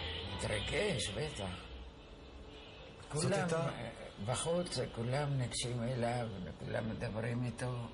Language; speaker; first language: Hebrew; non-native, fluent; Arabic